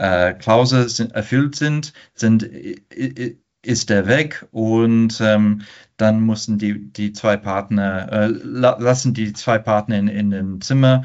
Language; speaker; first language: German; non-native, fluent; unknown